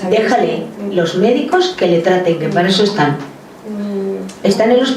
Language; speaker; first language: Spanish; native; Spanish